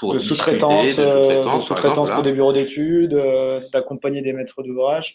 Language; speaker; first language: French; native; French